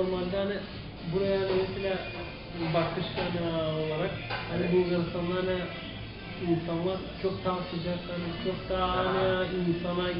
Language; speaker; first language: Turkish; non-native, local second language; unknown